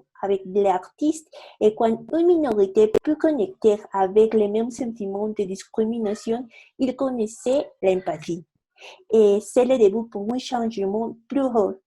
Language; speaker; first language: French; non-native, learner; Spanish